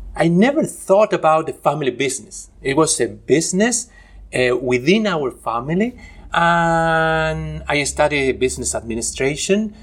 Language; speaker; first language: English; non-native, fluent; Spanish